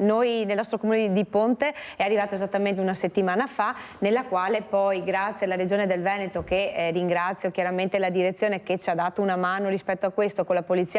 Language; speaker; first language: Italian; native; Italian